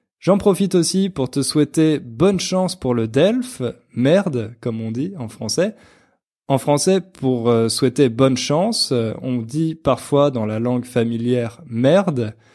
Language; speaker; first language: French; native; French